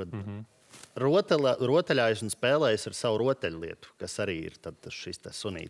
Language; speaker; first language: Latvian; native; Latvian